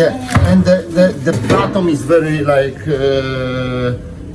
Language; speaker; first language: English; non-native, learner; Polish